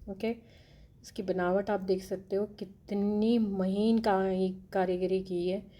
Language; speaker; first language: Hindi; non-native, local second language; Telugu